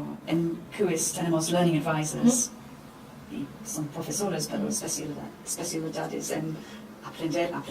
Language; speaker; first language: Spanish; non-native, learner; Japanese